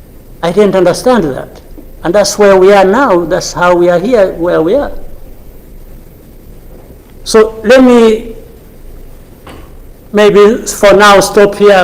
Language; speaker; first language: English; non-native, local second language; Kinyarwanda